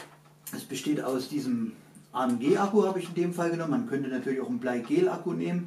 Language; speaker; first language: German; native; German